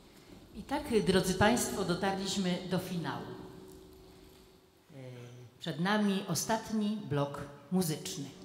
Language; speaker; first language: Polish; native; Polish